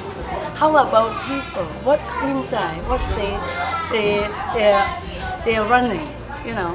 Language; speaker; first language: English; non-native, fluent; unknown